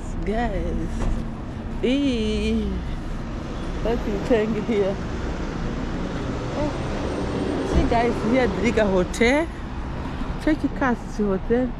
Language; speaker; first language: English; non-native, learner; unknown